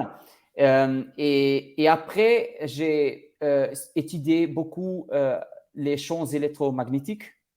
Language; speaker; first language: French; non-native, learner; Portuguese